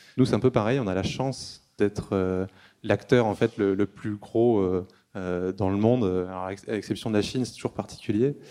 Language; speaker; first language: French; native; French